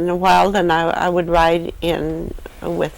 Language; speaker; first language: English; native; English